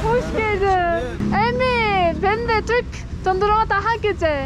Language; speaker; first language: Turkish; non-native, learner; Korean